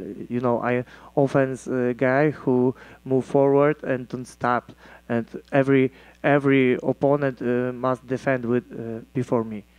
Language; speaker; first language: English; non-native, learner; Polish